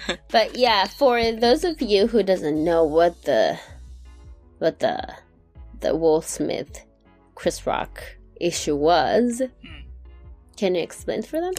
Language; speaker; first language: English; non-native, fluent; Japanese